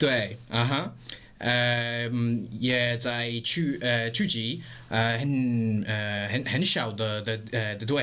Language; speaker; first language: Chinese; non-native, learner; English